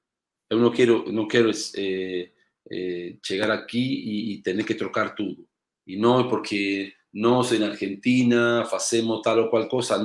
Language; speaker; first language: Portuguese; non-native, learner; Spanish